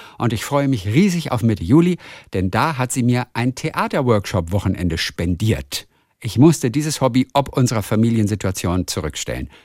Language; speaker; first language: German; native; German